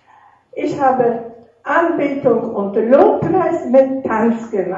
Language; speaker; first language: German; non-native, fluent; Russian